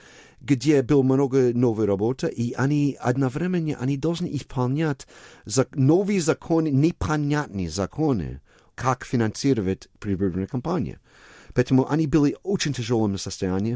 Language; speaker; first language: Russian; non-native, fluent; English